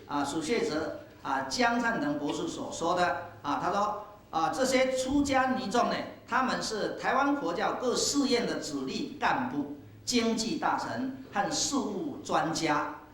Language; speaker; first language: Chinese; native; Chinese